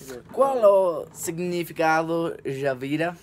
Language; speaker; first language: Portuguese; non-native, learner; English